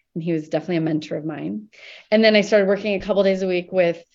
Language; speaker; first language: English; native; English